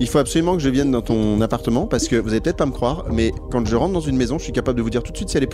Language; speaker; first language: French; native; French